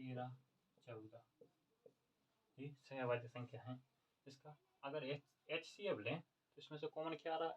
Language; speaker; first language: Hindi; native; Hindi